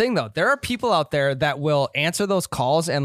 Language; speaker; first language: English; native; English